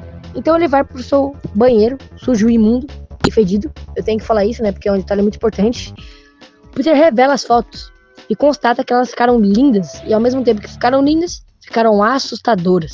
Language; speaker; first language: Portuguese; native; Portuguese